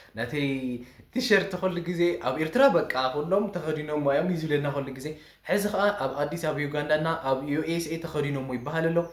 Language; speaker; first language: Tigrinya; native; Tigrinya